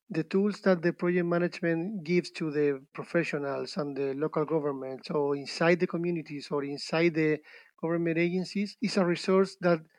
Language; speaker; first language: English; non-native, fluent; Spanish